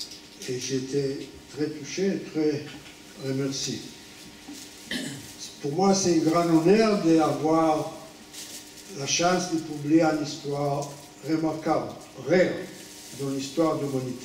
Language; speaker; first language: French; non-native, fluent; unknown